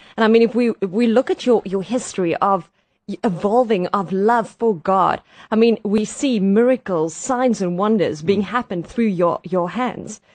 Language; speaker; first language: English; non-native, local second language; Afrikaans